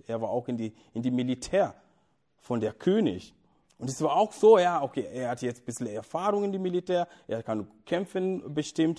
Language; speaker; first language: German; non-native, fluent; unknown